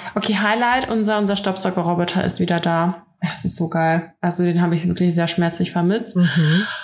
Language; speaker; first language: German; early bilingual, other home language; Russian